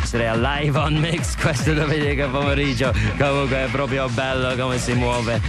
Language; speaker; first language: Italian; non-native, fluent; English